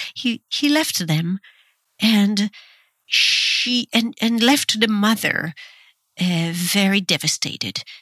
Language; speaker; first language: English; non-native, fluent; Hebrew